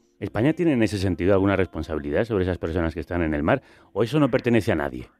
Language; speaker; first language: Spanish; native; Spanish